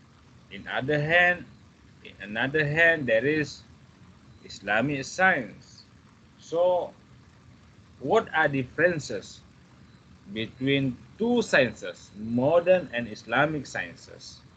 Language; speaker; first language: English; non-native, fluent; Malay